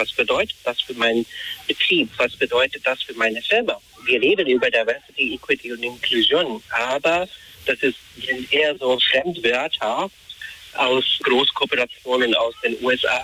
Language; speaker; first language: German; non-native, fluent; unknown